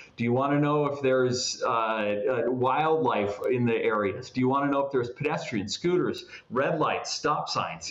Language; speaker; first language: English; native; English